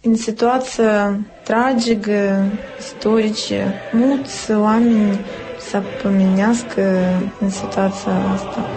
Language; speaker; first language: Romanian; non-native, local second language; Russian